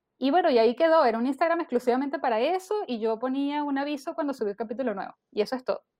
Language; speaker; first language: Spanish; native; Spanish